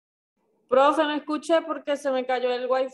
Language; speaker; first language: Spanish; native; Spanish